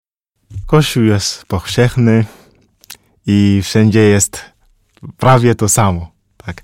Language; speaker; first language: Polish; non-native, fluent; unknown